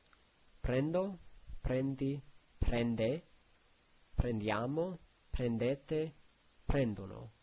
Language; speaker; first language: Italian; non-native, learner; English